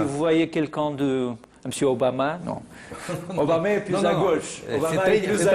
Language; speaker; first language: French; non-native, fluent; Portuguese